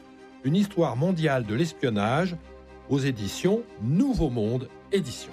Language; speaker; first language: French; native; French